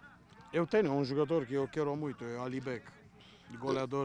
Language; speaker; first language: Portuguese; non-native, learner; Romanian